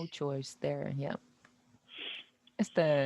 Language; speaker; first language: English; non-native, fluent; Dutch